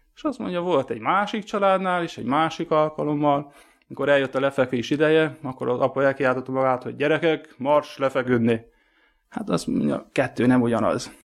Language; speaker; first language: Hungarian; native; Hungarian